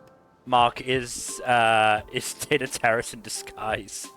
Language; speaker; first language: English; native; English